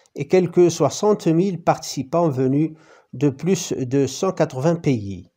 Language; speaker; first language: French; non-native, local second language; Arabic